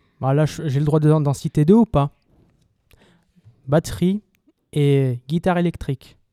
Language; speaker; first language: French; native; French